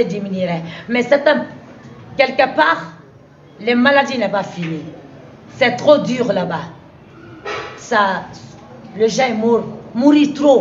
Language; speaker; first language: French; non-native, local second language; Susu